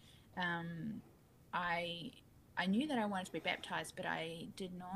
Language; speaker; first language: English; native; English